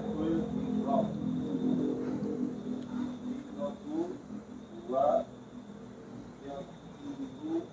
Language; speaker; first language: Arabic; non-native, learner; Indonesian